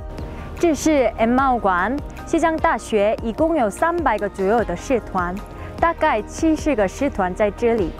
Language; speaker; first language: Chinese; non-native, learner; Korean